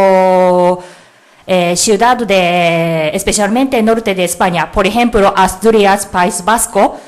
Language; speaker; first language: Spanish; non-native, learner; Japanese